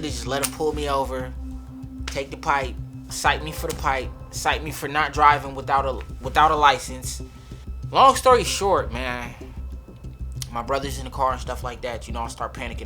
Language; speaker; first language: English; early bilingual, other home language; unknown